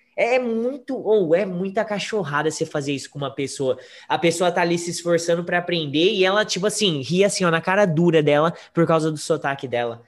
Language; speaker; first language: Portuguese; native; Portuguese